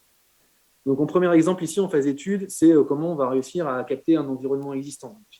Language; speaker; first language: French; native; French